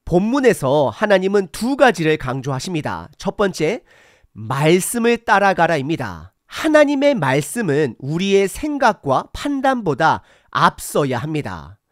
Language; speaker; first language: Korean; native; Korean